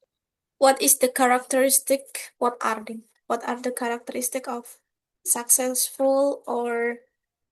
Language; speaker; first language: English; non-native, learner; Indonesian